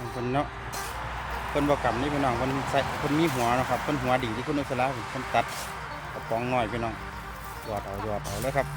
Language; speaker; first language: Thai; native; Thai